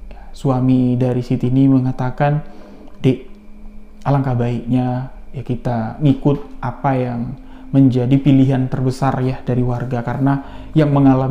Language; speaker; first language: Indonesian; native; Indonesian